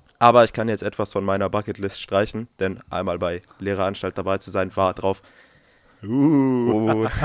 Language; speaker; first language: German; non-native, fluent; Romanian